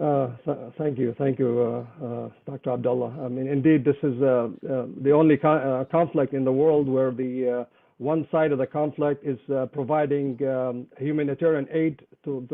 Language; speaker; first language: English; non-native, fluent; Arabic